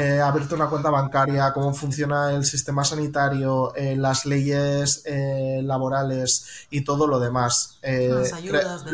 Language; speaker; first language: Spanish; native; Spanish